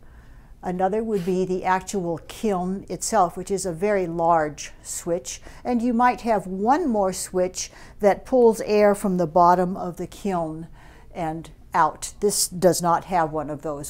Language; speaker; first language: English; native; English